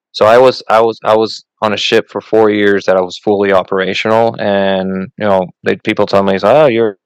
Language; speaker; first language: English; non-native, fluent; Spanish